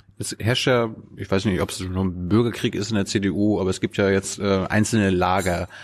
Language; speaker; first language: German; native; German